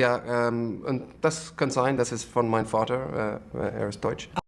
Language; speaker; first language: German; non-native, learner; English